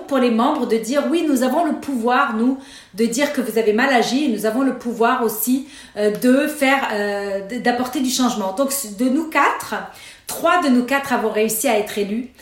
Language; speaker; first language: French; non-native, local second language; Arabic